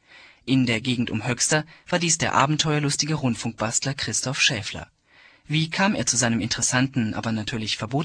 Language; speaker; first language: German; native; German